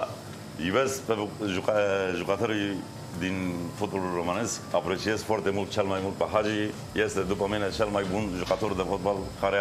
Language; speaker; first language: Romanian; non-native, fluent; Turkish